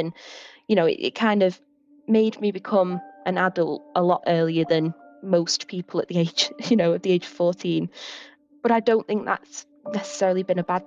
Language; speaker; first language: English; native; English